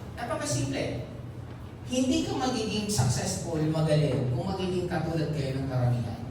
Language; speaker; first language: Filipino; non-native, local second language; Bikol